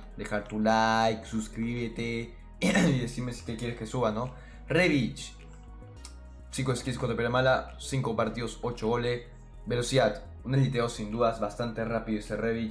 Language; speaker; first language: Spanish; native; Spanish